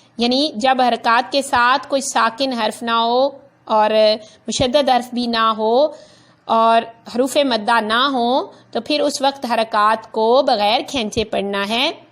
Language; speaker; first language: Urdu; non-native, local second language; Punjabi